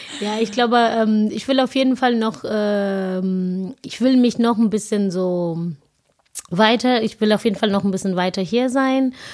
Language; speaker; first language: German; non-native, fluent; Zulu